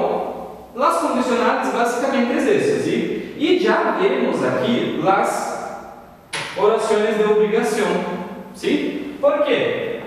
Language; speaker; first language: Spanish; non-native, fluent; Portuguese